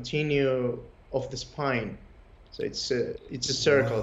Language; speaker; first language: English; non-native, fluent; Greek